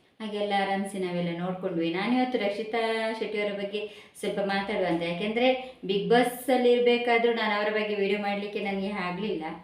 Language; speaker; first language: Kannada; non-native, local second language; Tulu